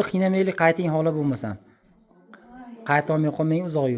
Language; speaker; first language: Uzbek; native; Uzbek